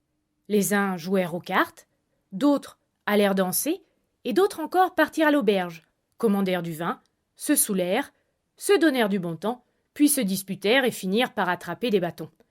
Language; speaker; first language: French; native; French